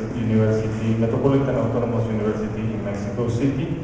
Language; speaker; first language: English; non-native, fluent; Spanish